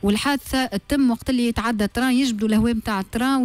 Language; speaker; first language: Arabic; native; Arabic